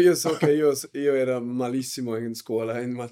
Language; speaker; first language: Italian; non-native, learner; German